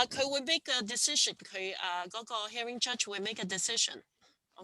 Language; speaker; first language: Cantonese; early bilingual, heritage; Cantonese